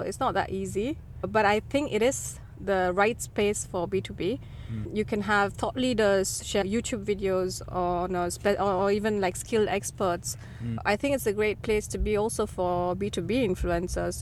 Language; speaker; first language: English; non-native, local second language; Tamil